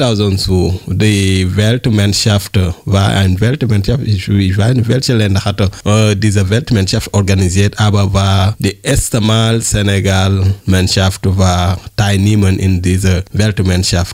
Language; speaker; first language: German; non-native, learner; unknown